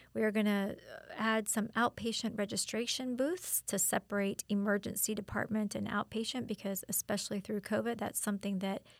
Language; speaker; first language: English; native; English